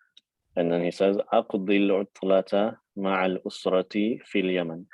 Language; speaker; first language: Arabic; non-native, fluent; English